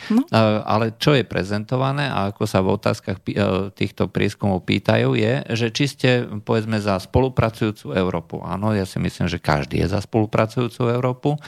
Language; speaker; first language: Slovak; native; Slovak